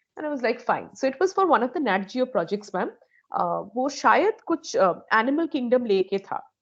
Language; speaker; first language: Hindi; non-native, local second language; Bangla